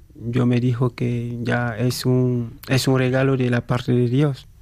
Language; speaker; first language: Spanish; non-native, fluent; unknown